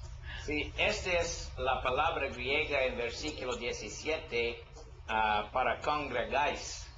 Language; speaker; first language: Spanish; non-native, learner; English